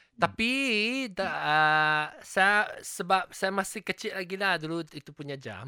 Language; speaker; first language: Malay; non-native, local second language; Chinese